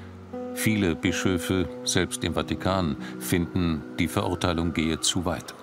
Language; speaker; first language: German; native; German